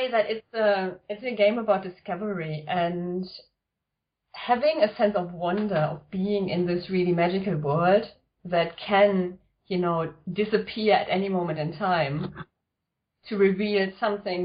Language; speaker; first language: English; non-native, fluent; German